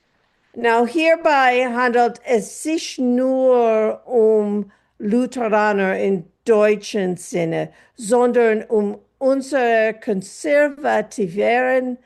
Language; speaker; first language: German; non-native, fluent; English